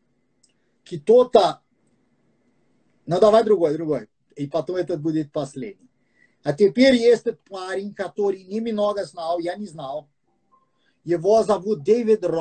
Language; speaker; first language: Russian; non-native, fluent; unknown